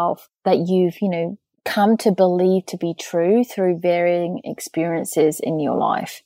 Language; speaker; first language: English; native; English